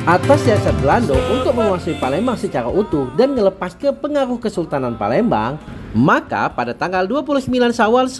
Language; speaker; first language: Indonesian; native; Indonesian